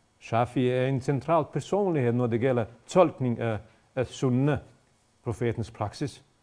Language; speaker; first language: Danish; non-native, fluent; Bosnian